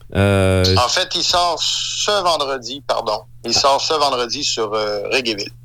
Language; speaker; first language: French; native; French